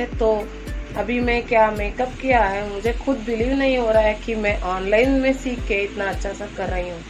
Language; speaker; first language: Hindi; non-native, local second language; Kannada